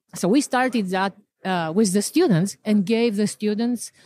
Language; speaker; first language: English; non-native, fluent; Romanian